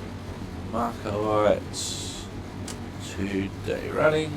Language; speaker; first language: English; native; English